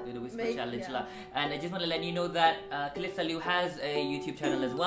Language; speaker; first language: English; non-native, local second language; Malay